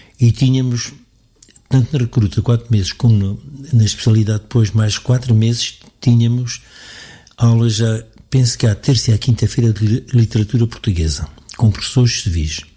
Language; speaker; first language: Portuguese; native; Portuguese